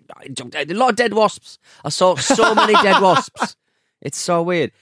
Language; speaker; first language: English; native; English